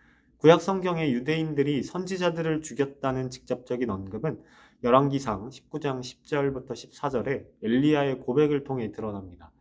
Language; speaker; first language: Korean; native; Korean